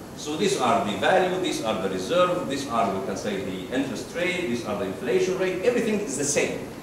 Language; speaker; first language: English; non-native, fluent; Arabic